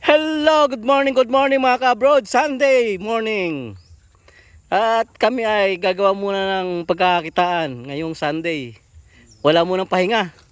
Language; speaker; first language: Filipino; native; Filipino